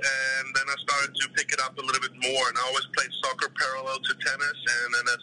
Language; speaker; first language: English; non-native, fluent; German